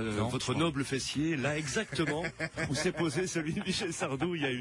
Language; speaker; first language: French; native; French